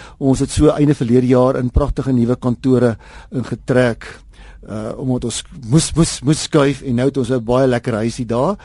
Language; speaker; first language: Afrikaans; native; Afrikaans